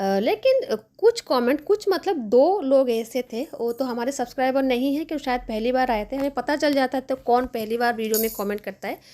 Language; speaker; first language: Hindi; non-native, local second language; Bangla